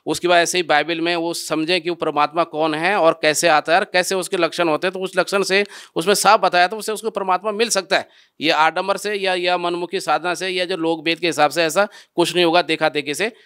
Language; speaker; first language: Hindi; native; Hindi